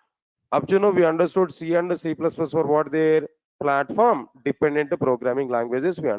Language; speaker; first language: English; non-native, local second language; Telugu